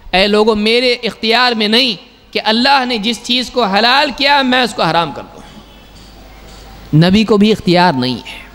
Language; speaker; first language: Urdu; native; Urdu